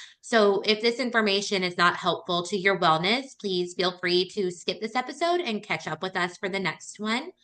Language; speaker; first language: English; native; English